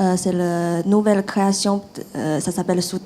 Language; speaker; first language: French; non-native, learner; Chinese